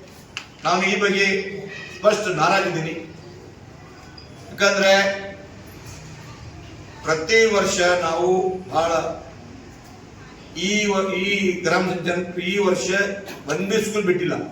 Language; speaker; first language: Kannada; non-native, local second language; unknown